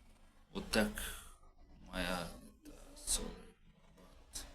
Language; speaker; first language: Russian; non-native, learner; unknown